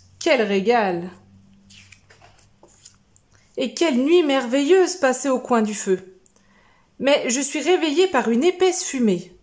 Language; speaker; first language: French; native; French